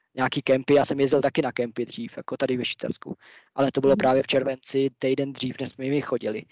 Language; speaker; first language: Czech; early bilingual, other home language; German